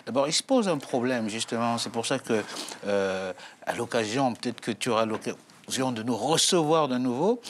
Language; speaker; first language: French; native; French